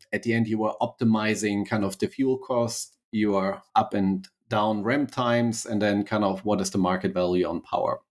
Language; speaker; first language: English; non-native, fluent; German